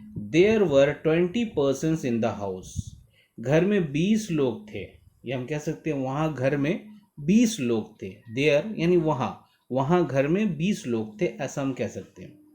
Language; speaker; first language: Hindi; native; Hindi